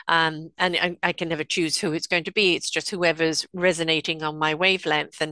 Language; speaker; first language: English; native; English